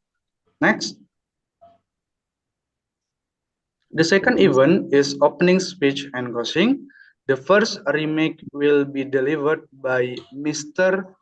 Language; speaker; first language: English; non-native, learner; Indonesian